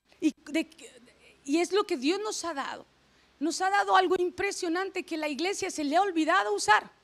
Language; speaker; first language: Spanish; native; Spanish